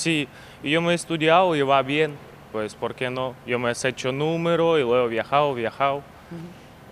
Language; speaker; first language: Spanish; non-native, learner; Ukrainian